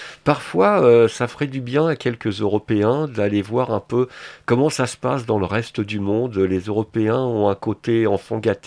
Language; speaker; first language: French; native; French